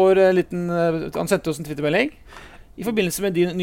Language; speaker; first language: Norwegian; native; Norwegian